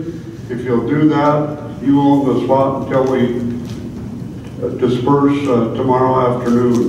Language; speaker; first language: English; native; English